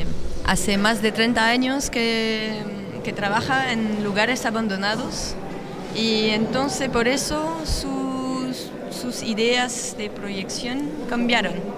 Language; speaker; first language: Spanish; non-native, learner; French